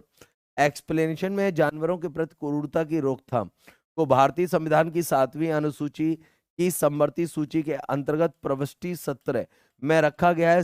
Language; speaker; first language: Hindi; native; Hindi